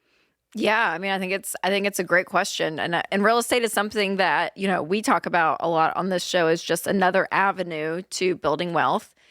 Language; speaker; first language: English; native; English